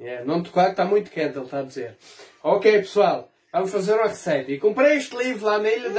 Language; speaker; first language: Portuguese; non-native, fluent; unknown